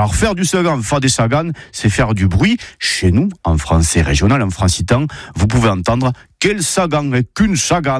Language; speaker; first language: French; native; French